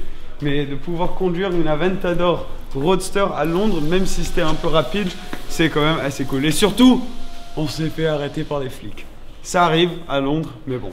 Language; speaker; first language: French; native; French